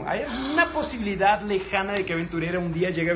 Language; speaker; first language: Portuguese; native; Portuguese